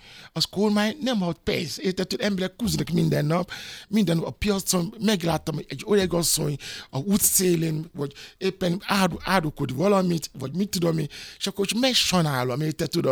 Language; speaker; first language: Hungarian; non-native, fluent; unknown